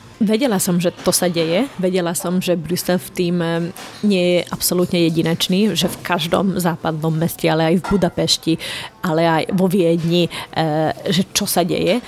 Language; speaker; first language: Slovak; non-native, local second language; Hungarian